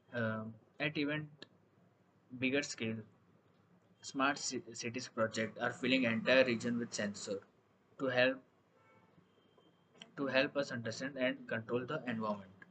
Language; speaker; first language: English; non-native, local second language; Gujarati